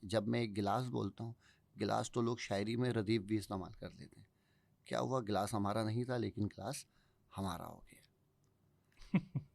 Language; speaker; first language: Urdu; native; Urdu